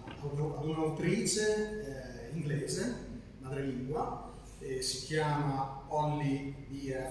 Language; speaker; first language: Italian; native; Italian